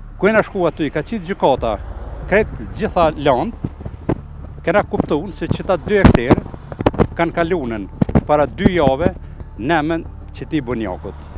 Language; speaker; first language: Albanian; native; Albanian